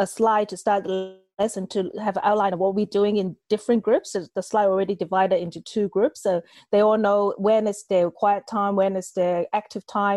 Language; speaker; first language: English; non-native, local second language; Cantonese